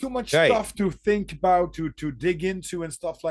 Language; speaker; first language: English; non-native, fluent; Dutch